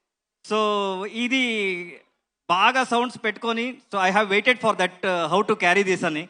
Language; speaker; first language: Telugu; non-native, learner; Kannada